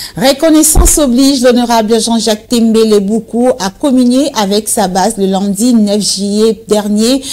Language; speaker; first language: French; non-native, local second language; Lingala